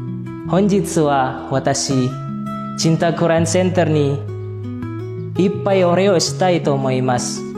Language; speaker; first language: Japanese; non-native, learner; Indonesian